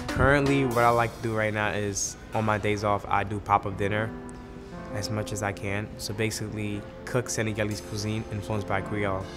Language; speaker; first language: English; non-native, fluent; Wolof